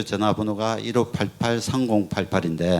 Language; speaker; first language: Korean; native; Korean